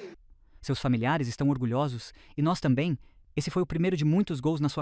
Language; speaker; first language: Portuguese; native; Portuguese